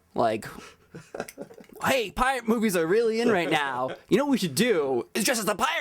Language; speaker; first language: English; native; English